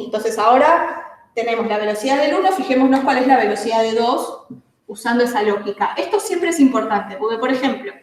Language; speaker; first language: Spanish; native; Spanish